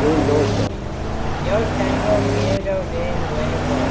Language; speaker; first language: Spanish; non-native, learner; English